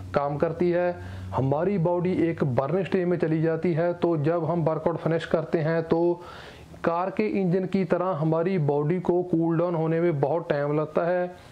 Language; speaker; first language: Hindi; non-native, local second language; Punjabi